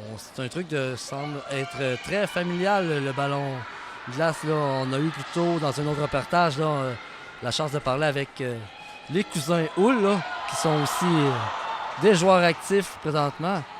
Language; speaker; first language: French; native; French